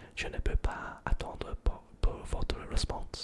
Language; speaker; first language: French; non-native, learner; English